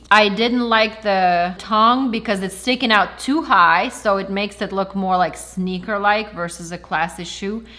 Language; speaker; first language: English; non-native, fluent; Ukrainian